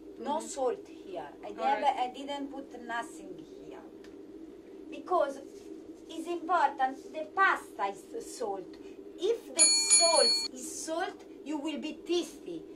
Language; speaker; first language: English; non-native, learner; Italian